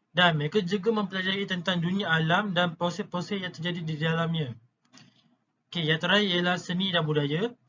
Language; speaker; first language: Malay; native; Malay